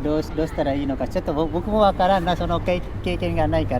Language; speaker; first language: Japanese; non-native, fluent; Indonesian